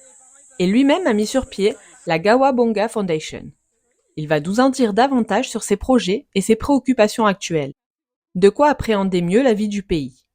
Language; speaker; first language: French; native; French